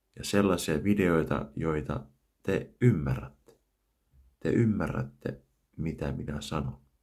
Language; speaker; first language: Finnish; native; Finnish